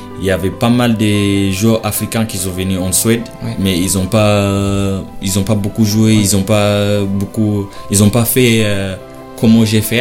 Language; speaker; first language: French; non-native, learner; Shona